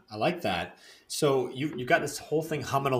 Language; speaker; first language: English; native; English